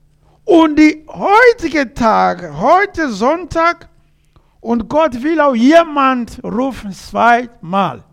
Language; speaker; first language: German; non-native, learner; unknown